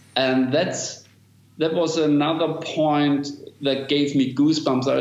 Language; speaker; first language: English; non-native, fluent; German